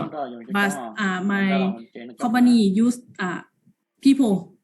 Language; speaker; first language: English; non-native, learner; Lao